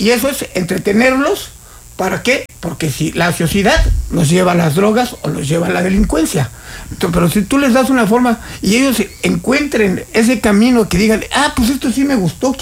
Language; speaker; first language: Spanish; native; Spanish